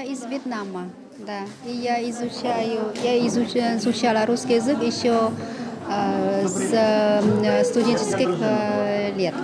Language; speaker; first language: Russian; non-native, learner; Vietnamese